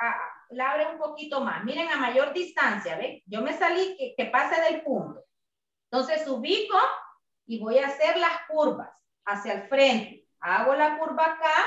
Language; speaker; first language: Spanish; native; Spanish